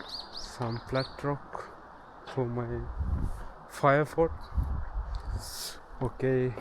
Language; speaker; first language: English; non-native, learner; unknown